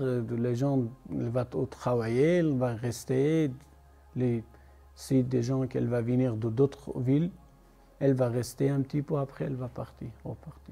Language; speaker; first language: French; non-native, learner; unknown